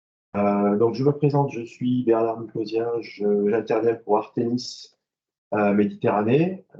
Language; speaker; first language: French; native; French